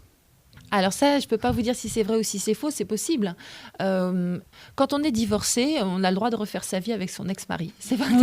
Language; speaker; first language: French; native; French